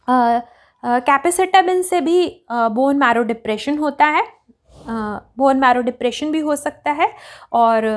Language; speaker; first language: Hindi; native; Hindi